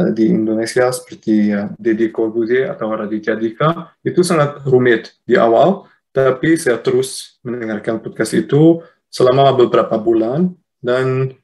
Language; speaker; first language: Indonesian; non-native, fluent; Luxembourgish